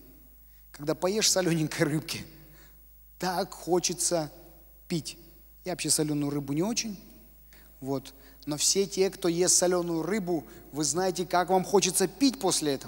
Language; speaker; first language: Russian; native; Russian